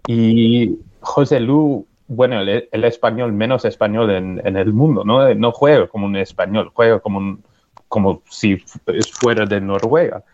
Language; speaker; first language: Spanish; non-native, fluent; English